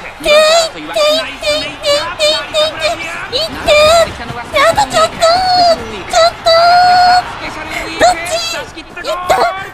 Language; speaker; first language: Japanese; native; Japanese